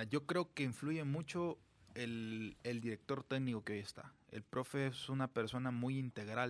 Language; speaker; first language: Spanish; native; Spanish